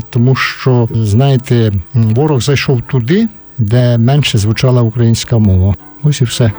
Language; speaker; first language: Ukrainian; native; Ukrainian